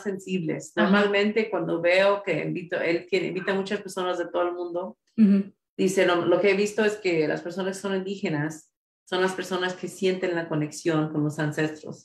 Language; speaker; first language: Spanish; early bilingual, heritage; Spanish